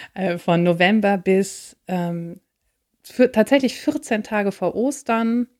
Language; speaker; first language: German; native; German